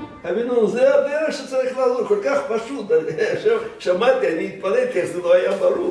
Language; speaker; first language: Hebrew; non-native, fluent; Russian